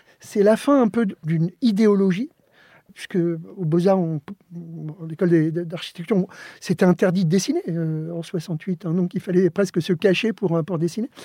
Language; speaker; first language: French; early bilingual, other home language; Spanish